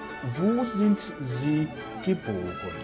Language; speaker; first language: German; non-native, fluent; Rundi